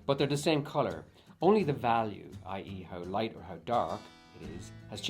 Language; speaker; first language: English; native; English